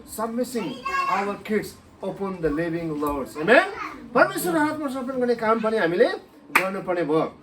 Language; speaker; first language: Nepali; native; Nepali